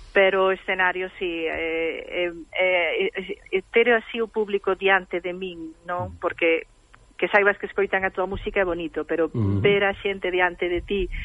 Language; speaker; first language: Galician; non-native, local second language; Spanish